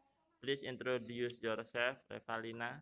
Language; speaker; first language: English; non-native, fluent; Indonesian